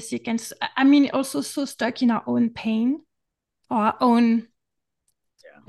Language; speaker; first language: English; non-native, fluent; French